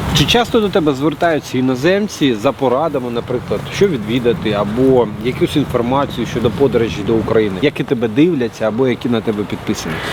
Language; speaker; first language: Ukrainian; native; Ukrainian